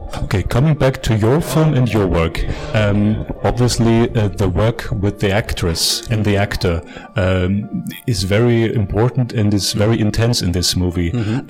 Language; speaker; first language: English; non-native, fluent; German